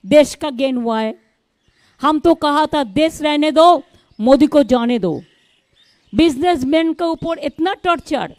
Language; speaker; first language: Hindi; non-native, local second language; Bangla